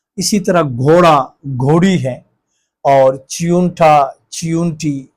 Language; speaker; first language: Urdu; non-native, local second language; Pashto